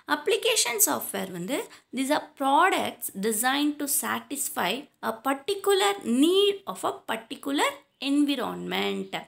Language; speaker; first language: English; non-native, local second language; Tamil